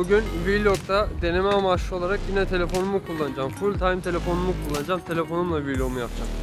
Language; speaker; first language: Turkish; native; Turkish